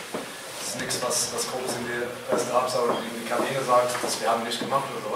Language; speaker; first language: German; non-native, fluent; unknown